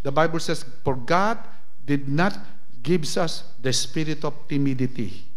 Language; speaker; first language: English; non-native, local second language; Filipino